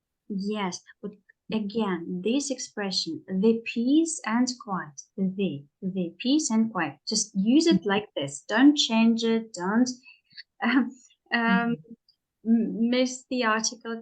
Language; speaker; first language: English; non-native, fluent; Russian